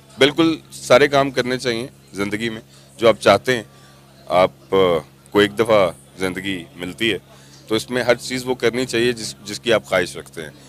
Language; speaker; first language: Urdu; non-native, local second language; Punjabi